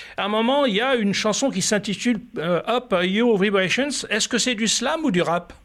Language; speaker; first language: French; native; French